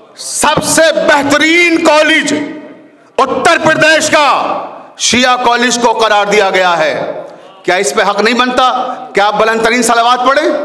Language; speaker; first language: Hindi; native; Hindi